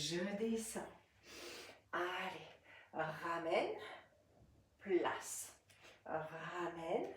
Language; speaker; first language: French; native; French